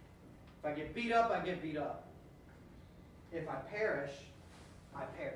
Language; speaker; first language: English; native; English